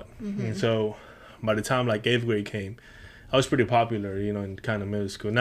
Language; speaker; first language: English; non-native, fluent; Spanish